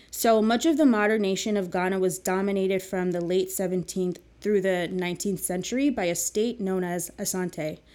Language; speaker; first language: English; early bilingual, other home language; Akan